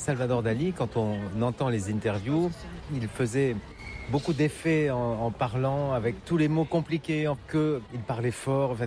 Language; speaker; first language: French; native; French